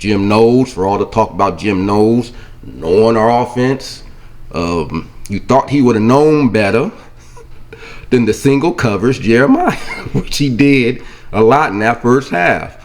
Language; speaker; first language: English; native; English